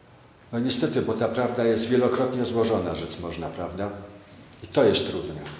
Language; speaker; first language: Polish; native; Polish